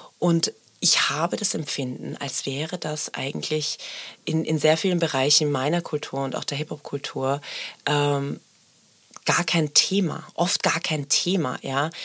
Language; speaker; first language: German; early bilingual, other home language; Persian